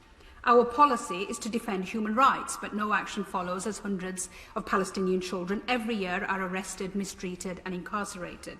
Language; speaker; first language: English; native; English